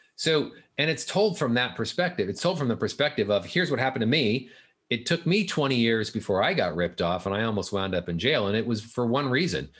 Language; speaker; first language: English; native; English